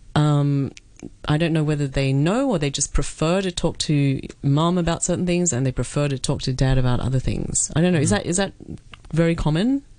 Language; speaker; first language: English; native; English